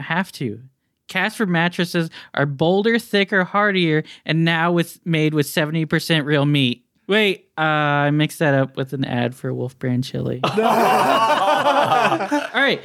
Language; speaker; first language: English; native; English